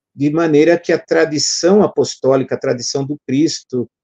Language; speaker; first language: Portuguese; native; Portuguese